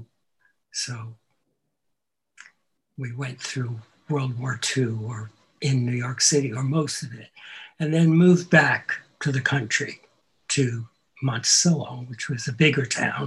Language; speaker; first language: English; native; English